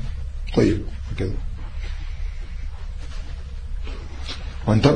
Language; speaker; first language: Arabic; non-native, fluent; French